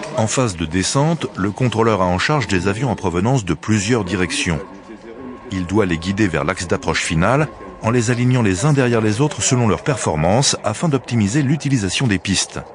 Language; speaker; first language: French; native; French